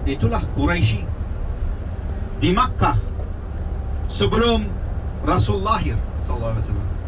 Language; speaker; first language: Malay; non-native, fluent; Turkish